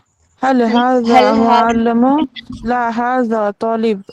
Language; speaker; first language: Arabic; non-native, learner; Urdu